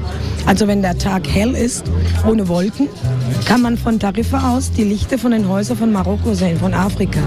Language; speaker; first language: German; non-native, fluent; Spanish